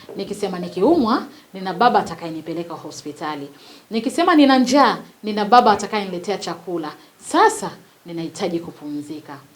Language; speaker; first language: Swahili; native; Swahili